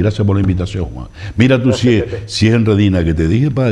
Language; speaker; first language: Spanish; native; Spanish